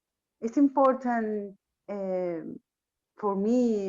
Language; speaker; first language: English; non-native, learner; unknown